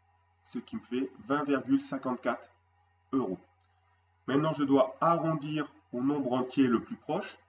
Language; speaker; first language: French; native; French